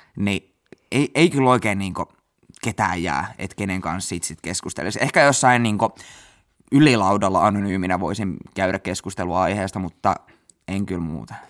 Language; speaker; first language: Finnish; native; Finnish